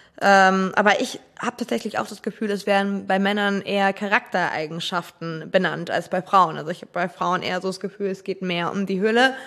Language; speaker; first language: German; native; German